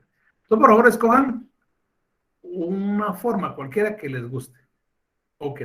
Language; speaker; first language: Spanish; native; Spanish